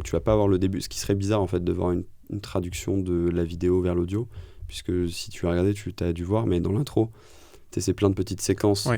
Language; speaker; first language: French; native; French